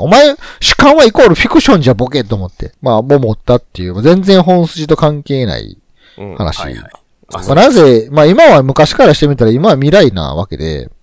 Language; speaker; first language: Japanese; native; Japanese